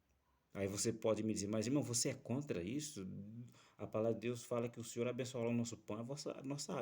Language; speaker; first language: Portuguese; native; Portuguese